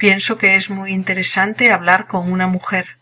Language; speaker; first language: Spanish; non-native, learner; English